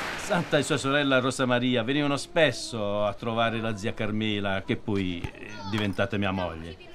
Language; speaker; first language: Italian; native; Italian